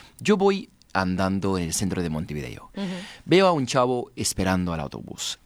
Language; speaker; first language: Spanish; non-native, fluent; English